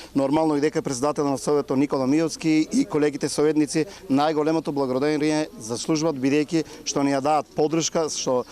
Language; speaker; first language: Macedonian; non-native, local second language; Turkish